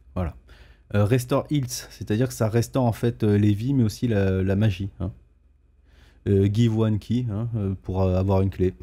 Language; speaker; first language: French; native; French